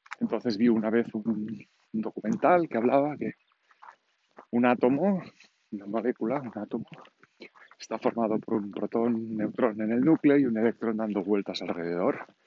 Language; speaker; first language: Spanish; non-native, local second language; Catalan